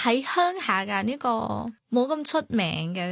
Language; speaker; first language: Cantonese; non-native, fluent; Thai